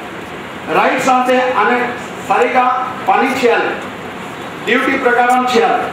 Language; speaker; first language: Telugu; non-native, local second language; Hindi